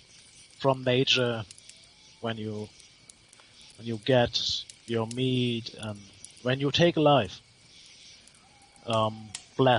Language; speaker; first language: English; non-native, learner; German